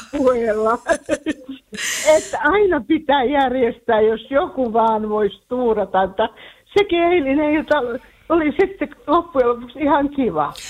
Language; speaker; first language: Finnish; native; Finnish